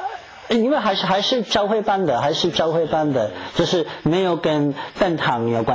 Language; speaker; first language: Chinese; non-native, fluent; English